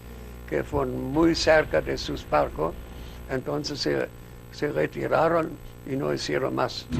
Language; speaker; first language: Spanish; non-native, fluent; German